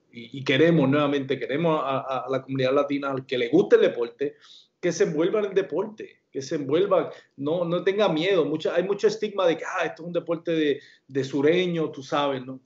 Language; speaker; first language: Spanish; native; Spanish